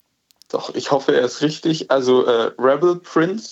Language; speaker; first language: German; native; German